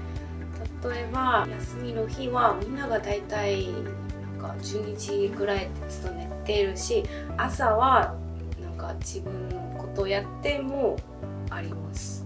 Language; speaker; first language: Japanese; non-native, learner; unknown